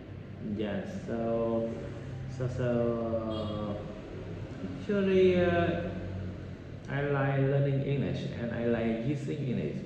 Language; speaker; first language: English; non-native, learner; Vietnamese